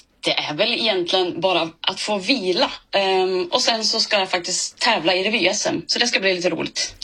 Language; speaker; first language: Swedish; native; Swedish